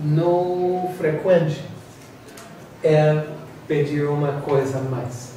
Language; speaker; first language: Portuguese; non-native, learner; English